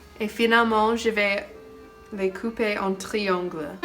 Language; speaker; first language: French; non-native, learner; English